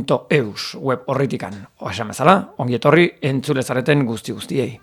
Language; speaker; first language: Basque; native; Basque